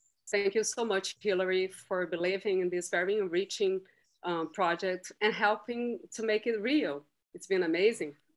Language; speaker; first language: English; non-native, fluent; Portuguese